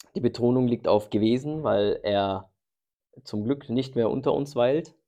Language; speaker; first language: German; early bilingual, other home language; Turkish